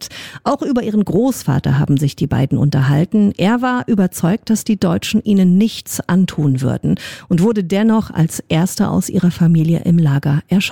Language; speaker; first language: German; native; German